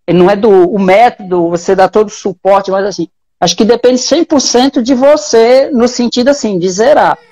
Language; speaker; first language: Portuguese; native; Portuguese